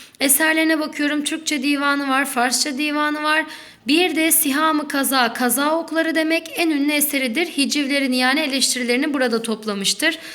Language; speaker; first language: Turkish; native; Turkish